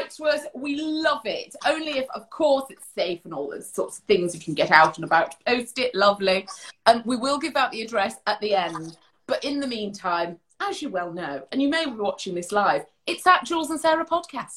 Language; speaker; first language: English; native; English